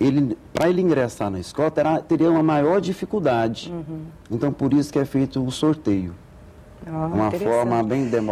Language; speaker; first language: Portuguese; native; Portuguese